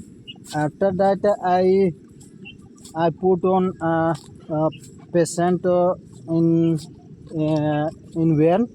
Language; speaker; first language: English; non-native, learner; Hindi